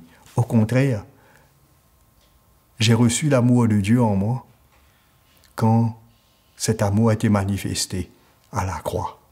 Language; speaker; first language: French; native; French